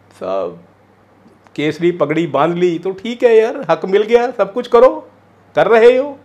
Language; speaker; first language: Hindi; non-native, local second language; Punjabi